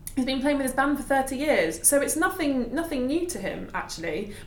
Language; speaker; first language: English; native; English